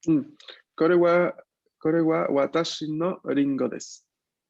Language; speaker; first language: Japanese; non-native, fluent; Spanish